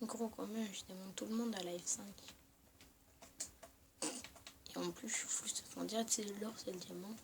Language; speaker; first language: French; native; French